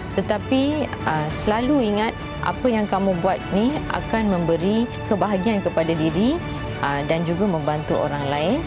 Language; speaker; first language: Malay; non-native, local second language; Tamil